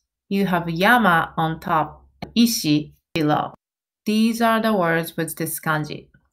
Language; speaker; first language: English; non-native, fluent; Japanese